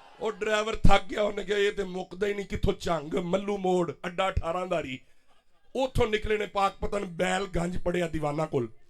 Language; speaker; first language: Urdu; non-native, local second language; Punjabi